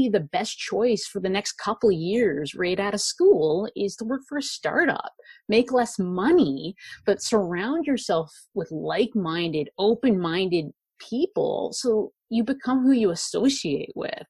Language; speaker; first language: English; native; English